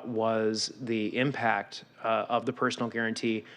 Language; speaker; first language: English; native; English